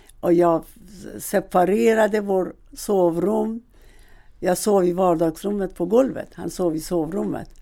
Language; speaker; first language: Swedish; non-native, fluent; Persian